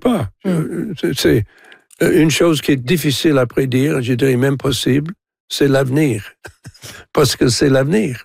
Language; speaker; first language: French; non-native, local second language; English